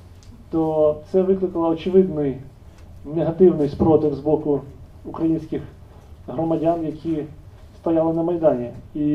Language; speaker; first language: Ukrainian; native; Ukrainian